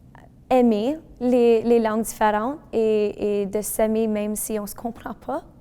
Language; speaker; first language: French; non-native, local second language; English